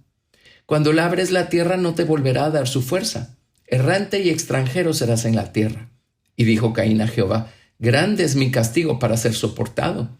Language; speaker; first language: Spanish; native; Spanish